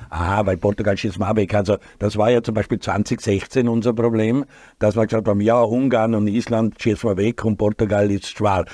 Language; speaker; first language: German; native; German